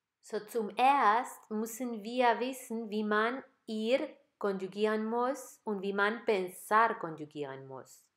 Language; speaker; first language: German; non-native, fluent; Spanish